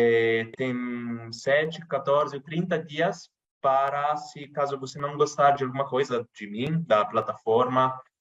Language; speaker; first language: Portuguese; non-native, fluent; Italian